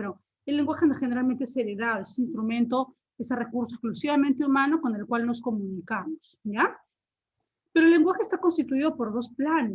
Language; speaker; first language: Spanish; native; Spanish